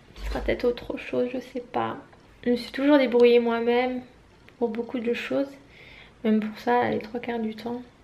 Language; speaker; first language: French; native; French